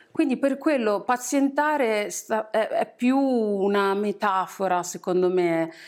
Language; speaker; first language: Italian; early bilingual, other home language; English